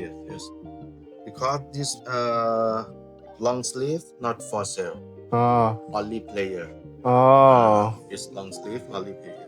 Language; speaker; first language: English; non-native, learner; Thai